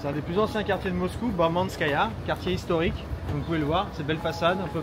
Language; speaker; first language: French; native; French